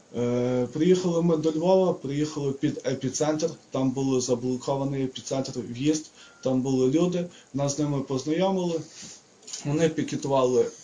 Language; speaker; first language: Ukrainian; native; Ukrainian